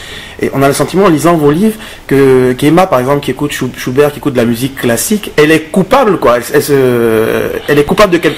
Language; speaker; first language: French; native; French